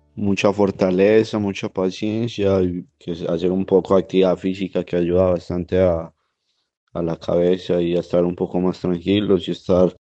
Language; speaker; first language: Spanish; native; Spanish